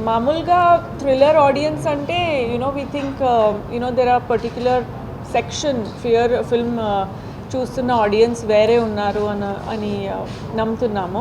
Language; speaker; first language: Telugu; non-native, fluent; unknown